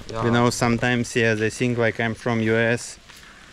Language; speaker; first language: English; non-native, learner; Russian